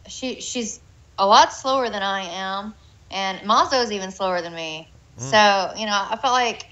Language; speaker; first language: English; native; English